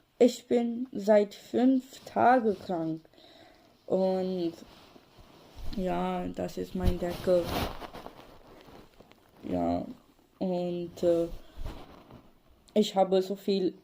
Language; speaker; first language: German; non-native, learner; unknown